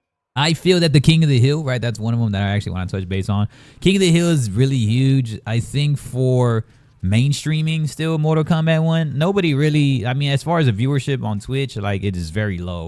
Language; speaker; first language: English; native; English